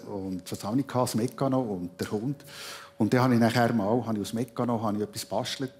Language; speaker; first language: German; native; German